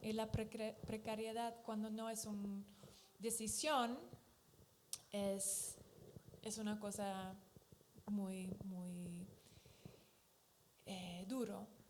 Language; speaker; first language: Spanish; non-native, fluent; Dutch